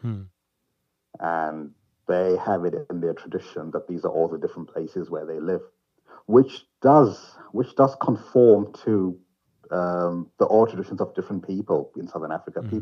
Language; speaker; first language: English; non-native, local second language; Shona